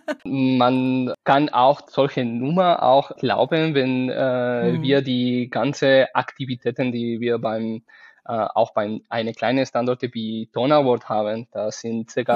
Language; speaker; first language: German; non-native, learner; Spanish